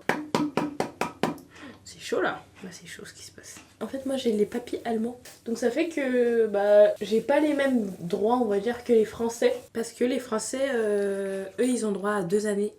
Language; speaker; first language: French; native; French